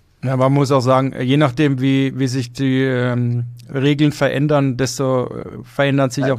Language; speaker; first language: German; native; German